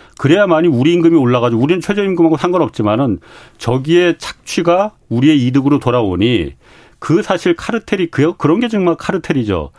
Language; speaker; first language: Korean; native; Korean